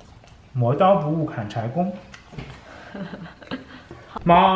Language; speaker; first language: Chinese; native; Chinese